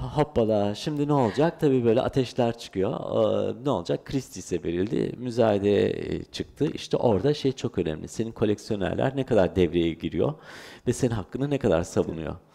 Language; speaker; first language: Turkish; early bilingual, heritage; Turkish